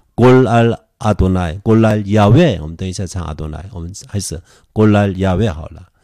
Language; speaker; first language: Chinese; non-native, fluent; Korean